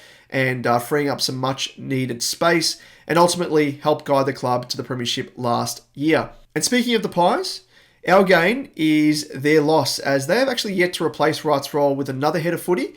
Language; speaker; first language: English; native; English